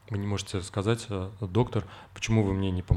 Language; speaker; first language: Russian; native; Russian